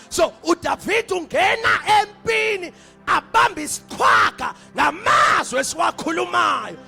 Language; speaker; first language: Zulu; native; Zulu